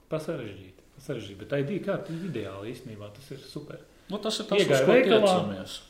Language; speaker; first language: Latvian; native; Latvian